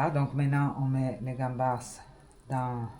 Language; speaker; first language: French; non-native, fluent; Italian